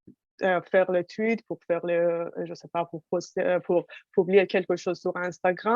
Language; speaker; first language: French; non-native, fluent; Persian